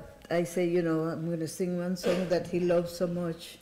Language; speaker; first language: English; non-native, learner; Spanish